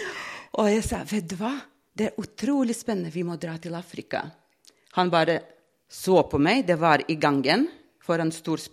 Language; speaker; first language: Norwegian; non-native, fluent; Latvian